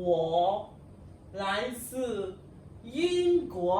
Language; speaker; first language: Chinese; non-native, fluent; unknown